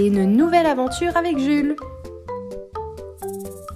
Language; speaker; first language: French; native; French